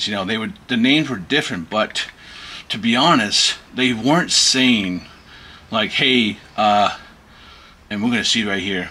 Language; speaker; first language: English; native; English